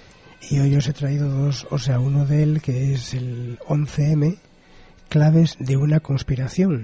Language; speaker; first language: Spanish; native; Spanish